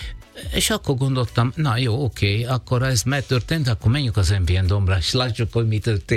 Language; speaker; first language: Hungarian; non-native, learner; Italian